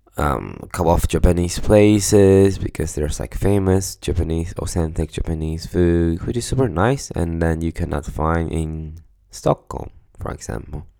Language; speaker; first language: English; non-native, fluent; Chinese